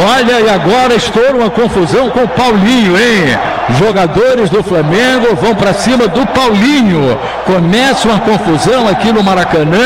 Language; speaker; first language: Portuguese; native; Portuguese